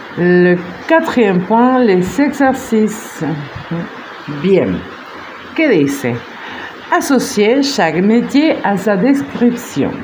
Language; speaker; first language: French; non-native, fluent; Spanish